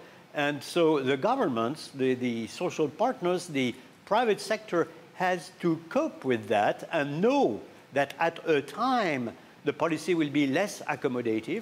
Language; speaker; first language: English; non-native, fluent; French